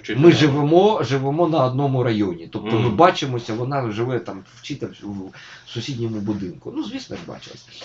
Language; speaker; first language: Ukrainian; native; Ukrainian